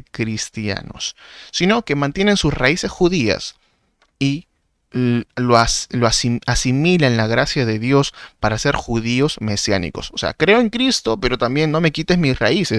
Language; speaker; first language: Spanish; native; Spanish